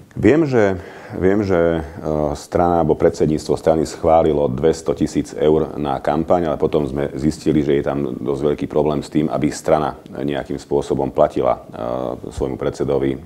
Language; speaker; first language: Slovak; non-native, local second language; Hungarian